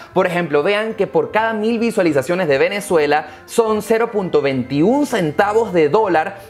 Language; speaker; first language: Spanish; native; Spanish